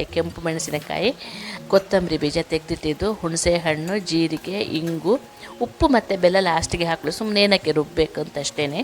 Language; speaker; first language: Kannada; non-native, local second language; Tulu